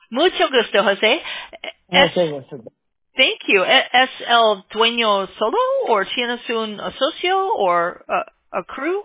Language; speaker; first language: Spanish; non-native, learner; English